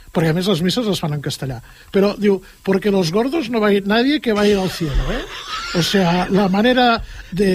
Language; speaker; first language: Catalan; native; Catalan